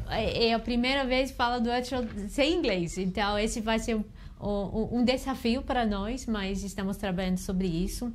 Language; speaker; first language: Portuguese; non-native, learner; English